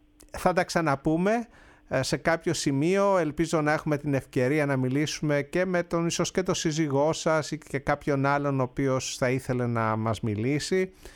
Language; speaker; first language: Greek; native; Greek